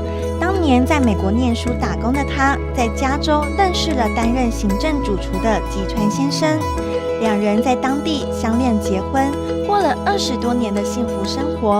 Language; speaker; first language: Chinese; native; Chinese